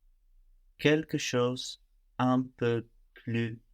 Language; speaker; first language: French; non-native, learner; Spanish